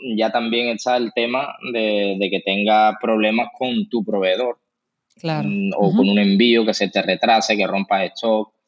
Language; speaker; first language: Spanish; native; Spanish